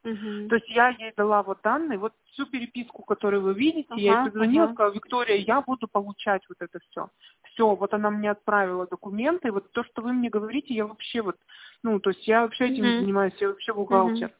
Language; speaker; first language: Russian; native; Russian